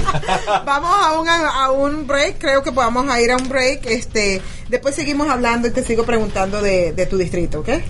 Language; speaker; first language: Spanish; native; Spanish